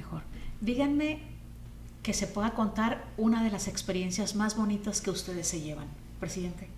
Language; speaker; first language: Spanish; native; Spanish